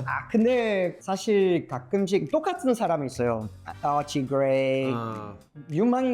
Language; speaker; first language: Korean; non-native, learner; English